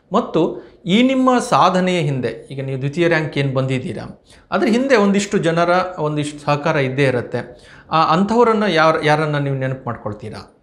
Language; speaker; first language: Kannada; native; Kannada